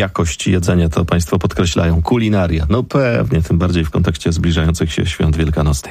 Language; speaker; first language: Polish; native; Polish